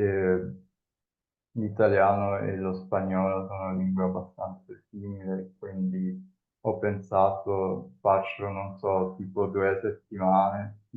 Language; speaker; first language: Italian; non-native, fluent; Spanish